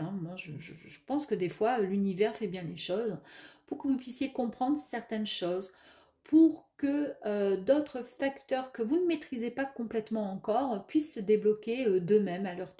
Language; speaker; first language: French; native; French